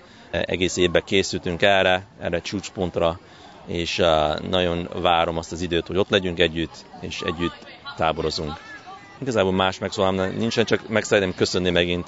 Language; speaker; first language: Hungarian; early bilingual, heritage; Hungarian